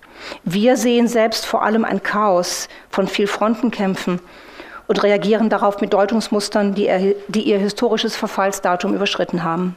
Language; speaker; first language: German; native; German